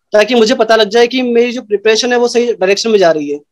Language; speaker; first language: Hindi; native; Hindi